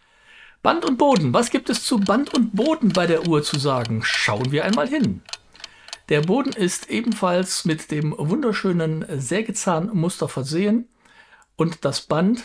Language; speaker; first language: German; native; German